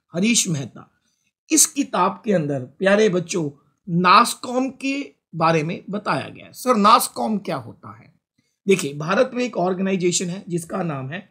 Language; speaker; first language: Hindi; non-native, local second language; Punjabi